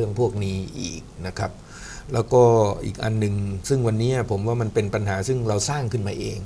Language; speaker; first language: Thai; native; Thai